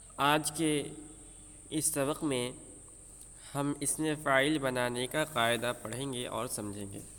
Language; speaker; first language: Urdu; native; Urdu